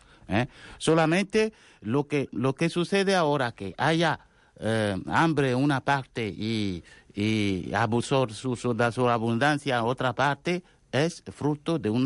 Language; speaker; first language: Spanish; non-native, fluent; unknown